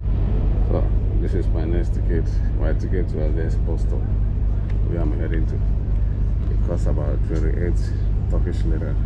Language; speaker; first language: English; non-native, learner; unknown